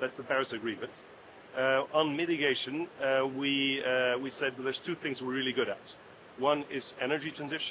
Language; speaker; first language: English; non-native, fluent; Dutch